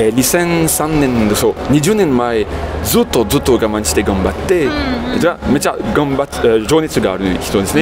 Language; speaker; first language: Japanese; non-native, fluent; French